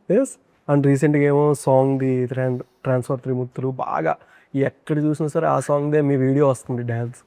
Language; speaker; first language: Telugu; native; Telugu